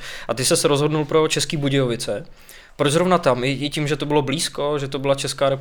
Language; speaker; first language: Czech; native; Czech